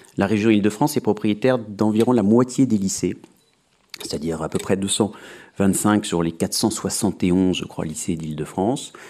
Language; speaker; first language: French; native; French